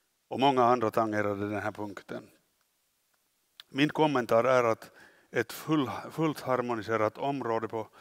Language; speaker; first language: Swedish; non-native, local second language; Finnish